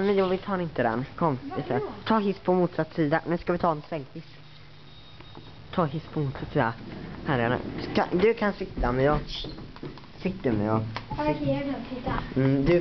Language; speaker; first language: Swedish; native; Swedish